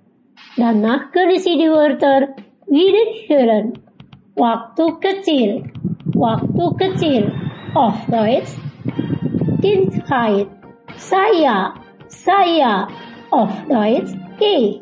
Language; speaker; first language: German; non-native, learner; Indonesian